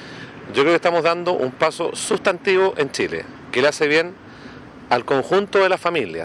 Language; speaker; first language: Spanish; native; Spanish